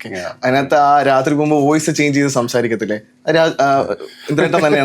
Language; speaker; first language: Malayalam; native; Malayalam